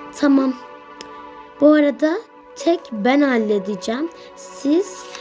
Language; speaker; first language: Turkish; native; Turkish